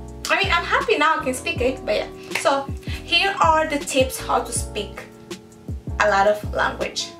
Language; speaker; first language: English; early bilingual, other home language; Portuguese